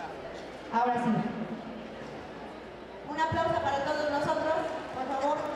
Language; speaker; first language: Spanish; native; Spanish